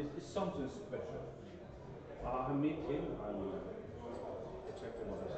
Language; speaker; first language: English; non-native, learner; Norwegian